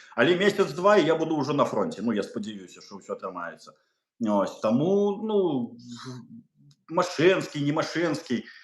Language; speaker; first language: Belarusian; non-native, local second language; Russian